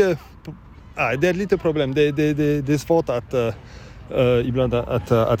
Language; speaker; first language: Swedish; non-native, learner; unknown